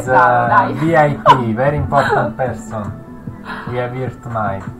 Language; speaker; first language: English; non-native, fluent; Italian